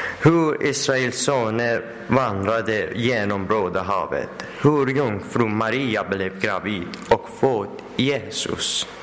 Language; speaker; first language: Swedish; non-native, learner; Persian